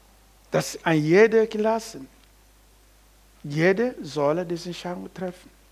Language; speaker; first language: German; non-native, learner; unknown